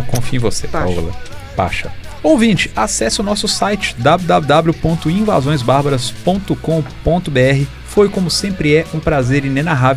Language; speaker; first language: Portuguese; native; Portuguese